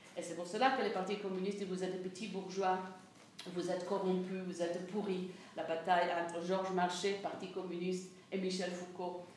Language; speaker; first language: French; non-native, fluent; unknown